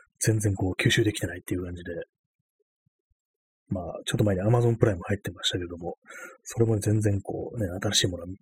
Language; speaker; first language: Japanese; native; Japanese